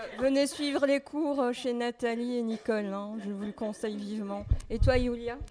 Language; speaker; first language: French; native; French